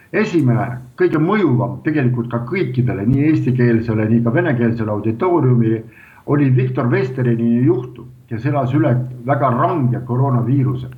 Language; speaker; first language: Estonian; non-native, local second language; Russian